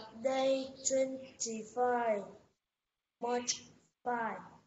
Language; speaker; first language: English; non-native, learner; Vietnamese